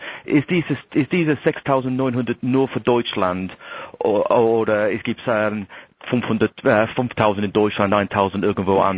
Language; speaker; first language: German; non-native, learner; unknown